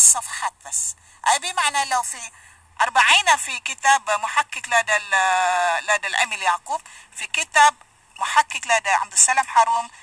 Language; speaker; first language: Arabic; non-native, fluent; Malay